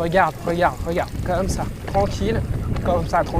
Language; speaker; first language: French; native; French